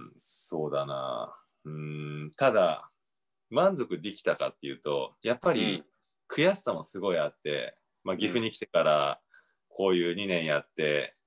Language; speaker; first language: Japanese; native; Japanese